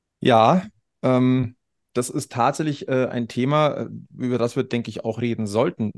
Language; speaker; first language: German; native; German